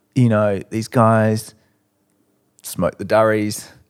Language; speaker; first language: English; native; English